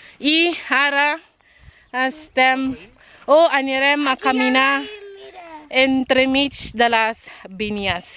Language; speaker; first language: Catalan; non-native, learner; Filipino